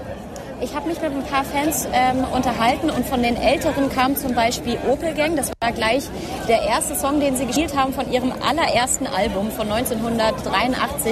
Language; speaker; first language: German; native; German